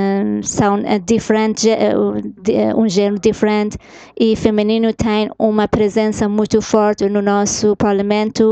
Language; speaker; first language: Portuguese; non-native, fluent; Persian